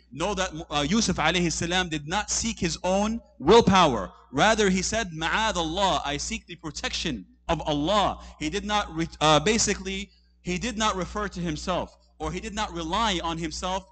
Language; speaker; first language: English; native; English